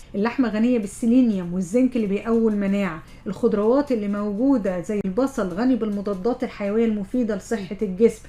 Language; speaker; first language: Arabic; native; Arabic